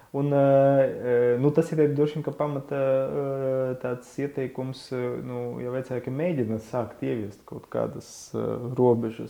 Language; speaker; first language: Latvian; non-native, local second language; Russian